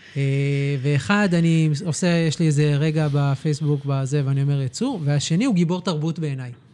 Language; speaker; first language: Hebrew; native; Hebrew